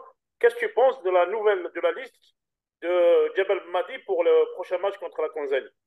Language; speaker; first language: French; native; French